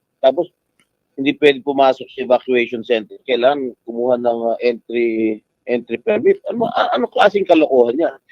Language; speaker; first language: Filipino; native; Filipino